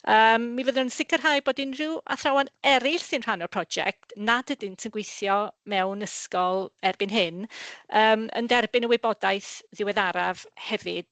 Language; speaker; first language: Welsh; native; Welsh